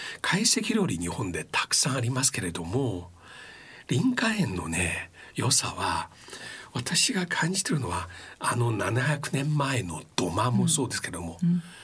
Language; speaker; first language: Japanese; non-native, fluent; Chinese